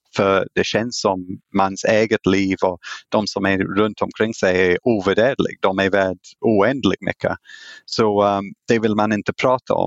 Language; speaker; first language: Swedish; non-native, fluent; English